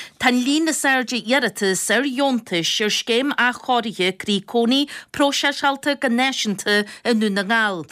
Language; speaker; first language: Irish; native; Irish